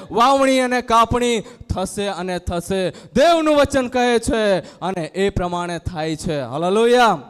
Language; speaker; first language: Gujarati; non-native, local second language; Gamit